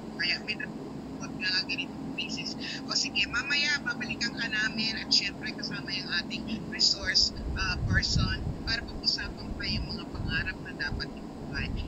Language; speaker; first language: Filipino; native; Filipino